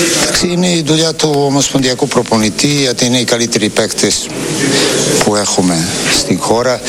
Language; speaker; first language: Greek; non-native, fluent; Serbian